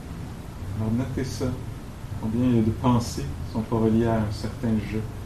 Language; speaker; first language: French; native; French